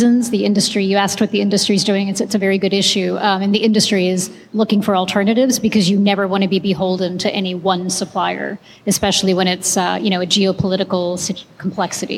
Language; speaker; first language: English; non-native, local second language; Hindi